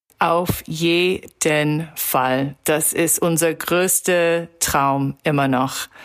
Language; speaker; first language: German; early bilingual, heritage; German